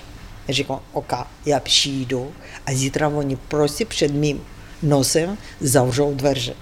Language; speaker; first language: Czech; non-native, fluent; Ukrainian